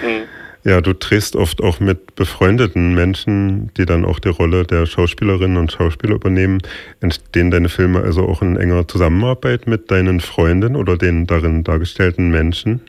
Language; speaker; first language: German; native; German